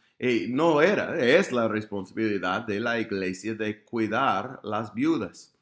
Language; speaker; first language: Spanish; non-native, fluent; English